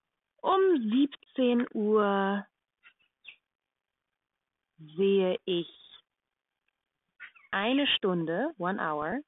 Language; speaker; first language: German; non-native, fluent; English